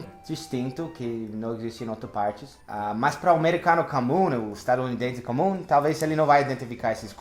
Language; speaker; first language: Portuguese; non-native, fluent; English